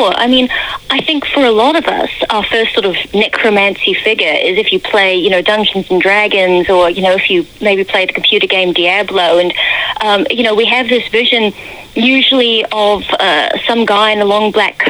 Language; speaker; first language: English; native; English